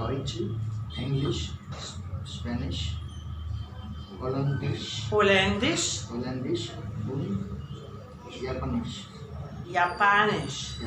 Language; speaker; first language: German; non-native, learner; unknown